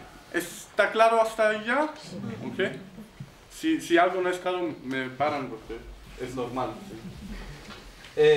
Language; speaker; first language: Spanish; non-native, fluent; Italian